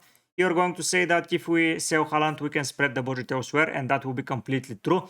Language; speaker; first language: English; non-native, fluent; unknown